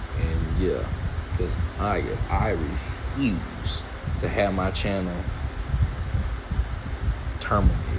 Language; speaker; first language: English; native; English